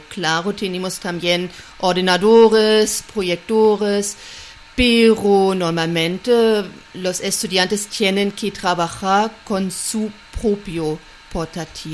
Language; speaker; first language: Spanish; non-native, fluent; German